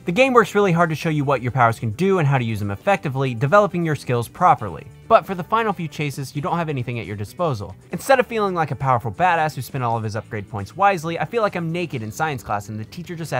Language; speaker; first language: English; native; English